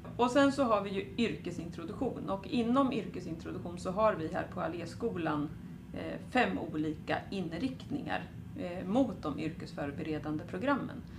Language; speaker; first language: Swedish; native; Swedish